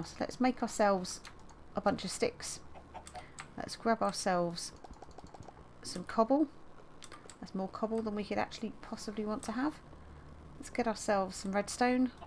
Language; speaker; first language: English; native; English